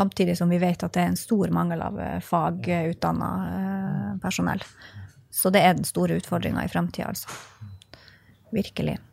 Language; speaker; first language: Norwegian; native; Norwegian